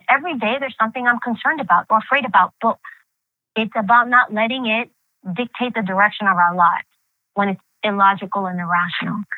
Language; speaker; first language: English; early bilingual, other home language; Greek